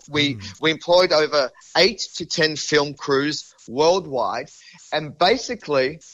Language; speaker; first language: English; native; English